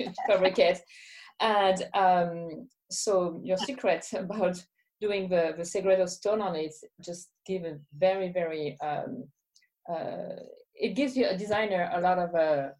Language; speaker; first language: English; non-native, fluent; French